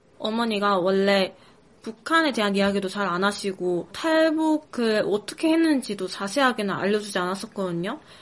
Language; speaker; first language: Korean; early bilingual, other home language; Chinese